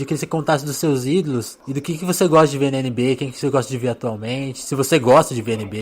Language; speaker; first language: Portuguese; native; Portuguese